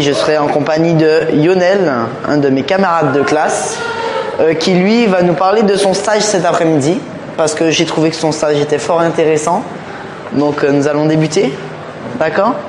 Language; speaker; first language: French; native; French